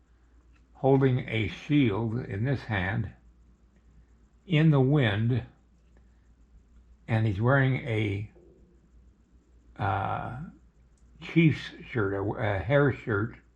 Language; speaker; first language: English; native; English